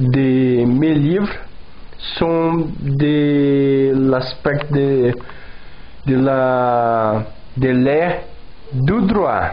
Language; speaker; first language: French; non-native, learner; Portuguese